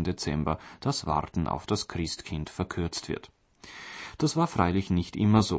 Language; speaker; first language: German; native; German